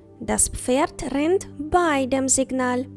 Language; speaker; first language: German; non-native, fluent; Ukrainian